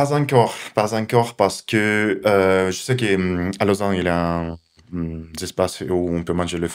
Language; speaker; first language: French; non-native, fluent; Russian